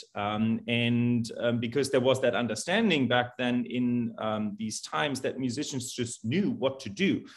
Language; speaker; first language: English; non-native, fluent; German